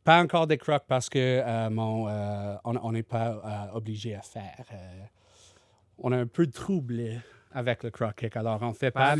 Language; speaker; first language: French; non-native, learner; English